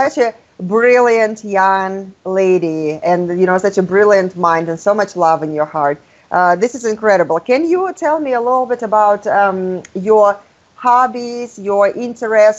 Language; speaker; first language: English; non-native, fluent; Russian